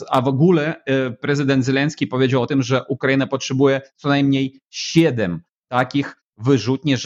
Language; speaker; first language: Polish; non-native, fluent; Ukrainian